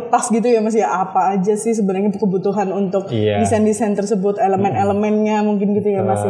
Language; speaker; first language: Indonesian; native; Indonesian